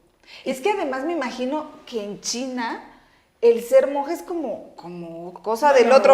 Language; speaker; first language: Spanish; native; Spanish